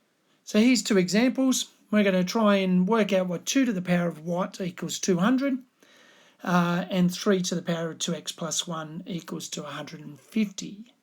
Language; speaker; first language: English; native; English